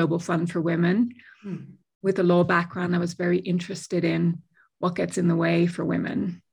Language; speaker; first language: English; native; English